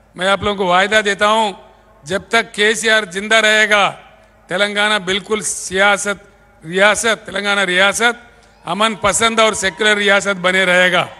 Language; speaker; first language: Hindi; non-native, local second language; Telugu